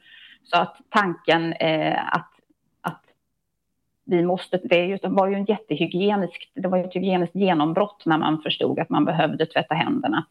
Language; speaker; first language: Swedish; native; Swedish